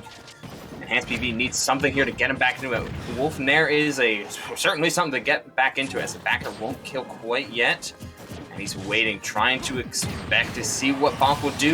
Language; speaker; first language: English; native; English